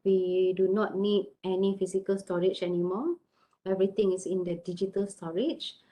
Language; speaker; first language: English; non-native, local second language; Malay